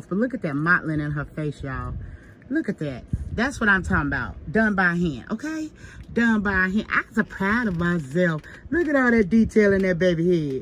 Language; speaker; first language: English; native; English